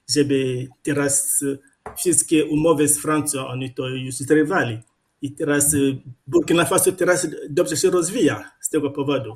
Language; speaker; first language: Polish; non-native, fluent; Lingala